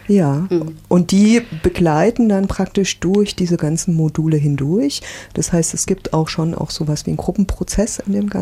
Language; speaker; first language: German; native; German